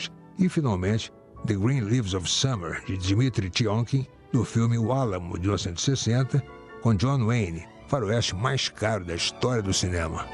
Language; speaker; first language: Portuguese; native; Portuguese